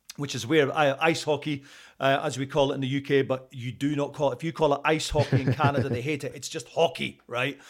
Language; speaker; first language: English; native; English